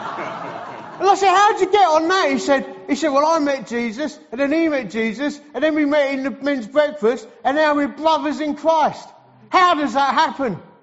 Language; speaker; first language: English; native; English